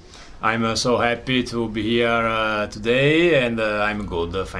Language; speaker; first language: English; non-native, learner; Italian